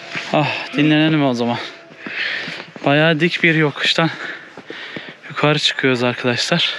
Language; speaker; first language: Turkish; native; Turkish